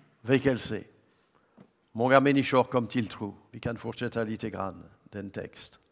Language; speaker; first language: Swedish; non-native, learner; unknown